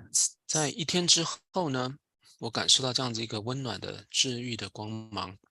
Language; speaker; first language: Chinese; native; Chinese